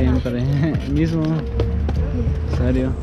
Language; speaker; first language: Spanish; early bilingual, heritage; Spanish